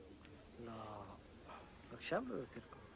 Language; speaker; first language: Hebrew; non-native, learner; Amharic